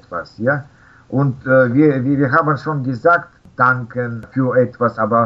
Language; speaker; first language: German; non-native, fluent; Russian